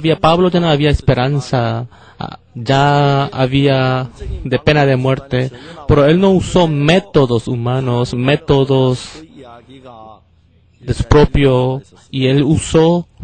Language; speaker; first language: Spanish; non-native, fluent; Korean